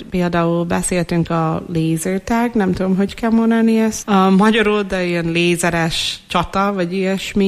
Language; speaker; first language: Hungarian; non-native, fluent; English